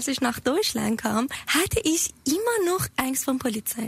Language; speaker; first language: German; non-native, fluent; Persian